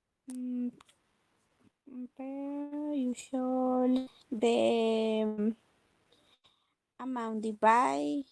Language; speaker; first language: English; non-native, learner; Spanish